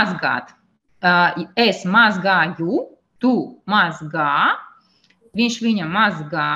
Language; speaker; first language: Russian; native; Russian